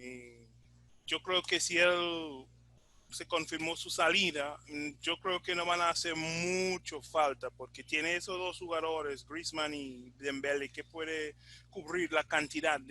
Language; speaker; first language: Spanish; non-native, fluent; English